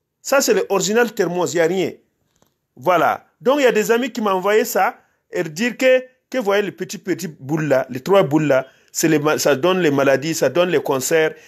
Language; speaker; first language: French; non-native, local second language; Mossi